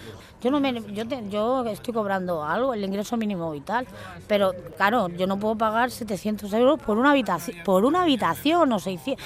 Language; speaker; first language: Spanish; native; Spanish